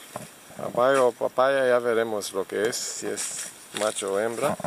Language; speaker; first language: Spanish; non-native, fluent; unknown